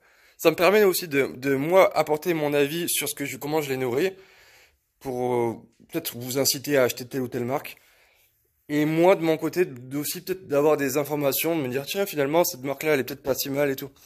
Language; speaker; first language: French; native; French